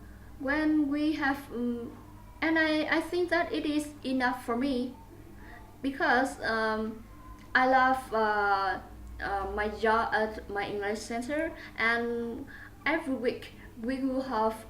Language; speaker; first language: English; non-native, learner; Vietnamese